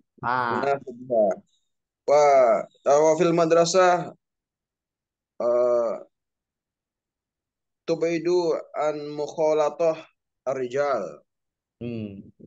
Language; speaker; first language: Arabic; non-native, learner; Indonesian